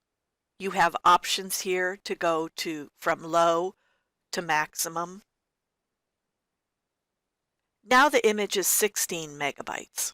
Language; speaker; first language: English; native; English